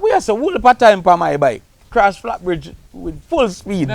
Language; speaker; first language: English; native; English